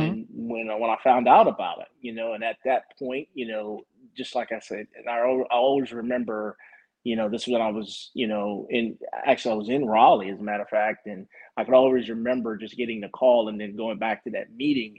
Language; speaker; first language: English; native; English